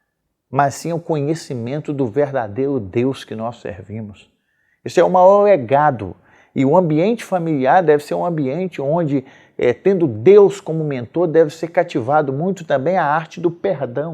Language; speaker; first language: Portuguese; native; Portuguese